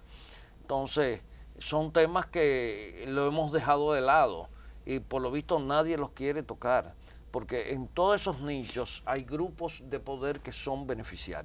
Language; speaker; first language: Spanish; native; Spanish